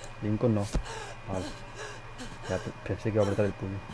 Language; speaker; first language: Spanish; native; Spanish